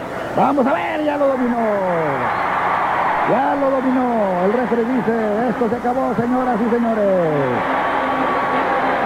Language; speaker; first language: Spanish; native; Spanish